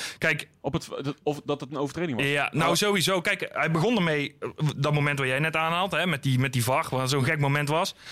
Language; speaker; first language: Dutch; native; Dutch